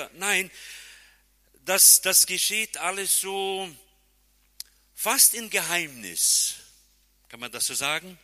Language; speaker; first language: German; non-native, fluent; Portuguese